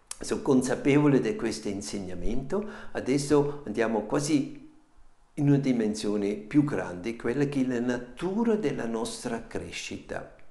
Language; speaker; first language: Italian; non-native, fluent; German